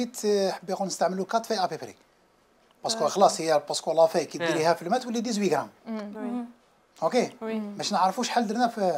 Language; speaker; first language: Arabic; native; Arabic